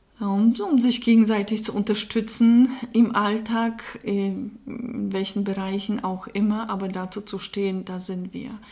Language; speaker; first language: German; non-native, fluent; Polish